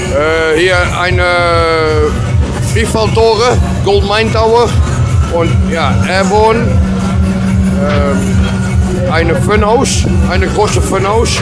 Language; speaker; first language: German; non-native, learner; Dutch